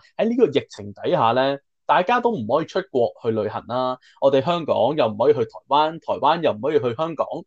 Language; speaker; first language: Chinese; non-native, local second language; Cantonese